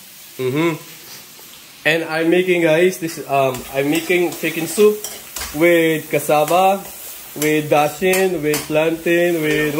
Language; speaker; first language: English; non-native, learner; Filipino